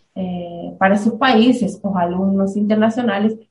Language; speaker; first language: Portuguese; non-native, fluent; Spanish